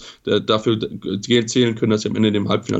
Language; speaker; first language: German; native; German